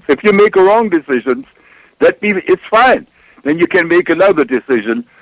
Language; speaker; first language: English; non-native, fluent; German